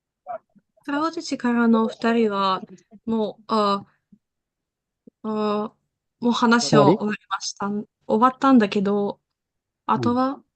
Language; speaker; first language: Japanese; non-native, learner; Ukrainian